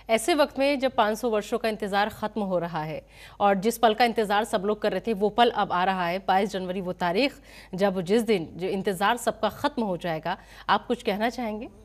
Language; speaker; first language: Hindi; native; Hindi